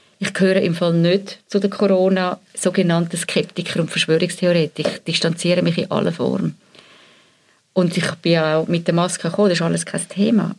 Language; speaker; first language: German; native; German